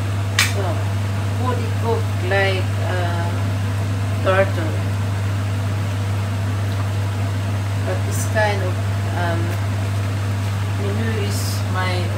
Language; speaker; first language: English; non-native, learner; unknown